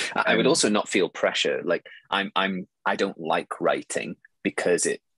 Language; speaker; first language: English; native; English